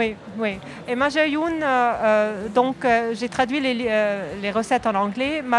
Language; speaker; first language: French; non-native, local second language; Arabic